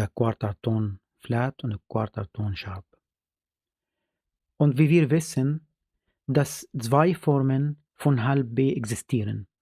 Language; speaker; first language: German; non-native, fluent; Arabic